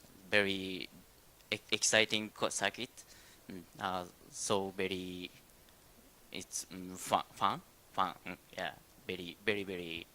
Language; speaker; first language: English; non-native, learner; Indonesian